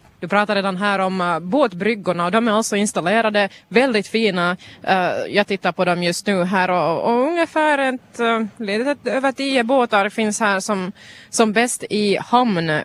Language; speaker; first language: Swedish; native; Swedish